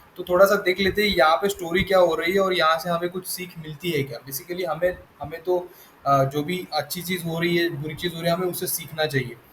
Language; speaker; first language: Hindi; non-native, local second language; Marathi